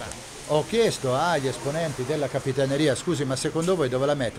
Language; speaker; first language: Italian; native; Italian